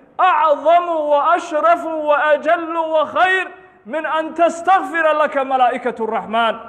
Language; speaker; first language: Arabic; non-native, local second language; Somali